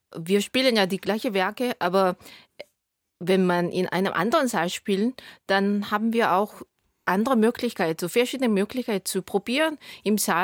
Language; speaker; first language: German; non-native, fluent; Korean